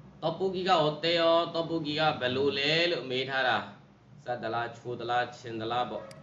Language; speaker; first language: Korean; non-native, fluent; Burmese